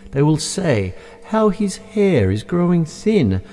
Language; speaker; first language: English; native; English